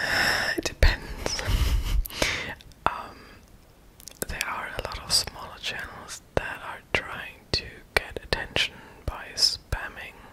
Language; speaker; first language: English; non-native, fluent; German